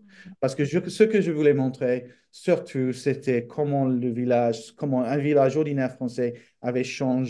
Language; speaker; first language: French; non-native, fluent; English